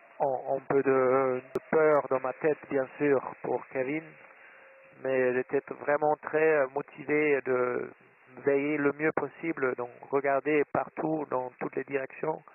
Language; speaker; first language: French; non-native, fluent; German